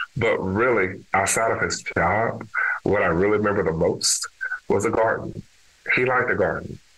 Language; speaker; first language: English; native; English